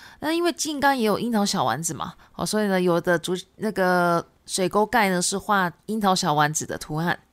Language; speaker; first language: Chinese; non-native, fluent; Japanese